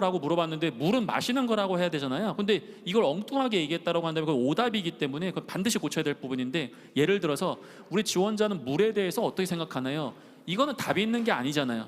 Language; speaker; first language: Korean; native; Korean